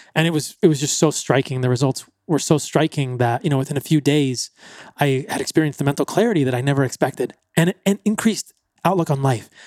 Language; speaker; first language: English; native; English